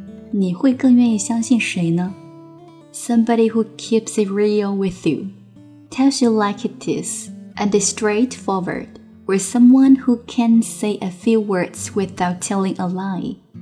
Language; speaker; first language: English; non-native, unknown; Chinese